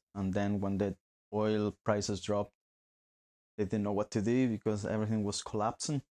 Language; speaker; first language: English; non-native, fluent; Spanish